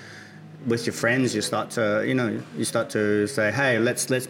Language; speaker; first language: English; native; English